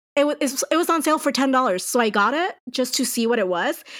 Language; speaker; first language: English; non-native, fluent; Spanish